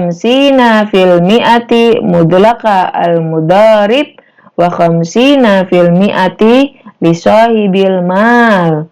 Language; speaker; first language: Arabic; non-native, learner; Indonesian